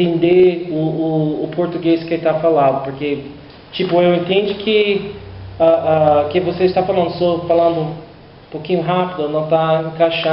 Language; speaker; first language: Portuguese; non-native, learner; English